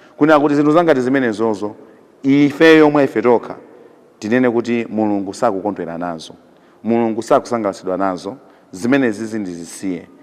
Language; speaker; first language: Nyanja; native; Nyanja